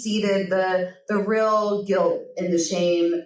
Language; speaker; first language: English; native; English